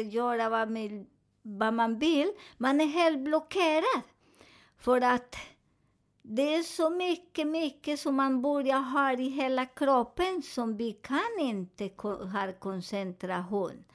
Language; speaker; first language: Swedish; non-native, fluent; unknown